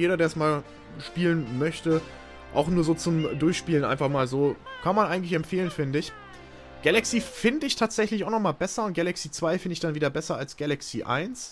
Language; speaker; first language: German; native; German